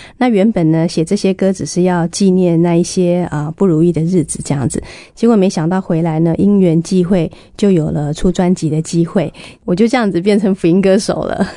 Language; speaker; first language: Chinese; native; Chinese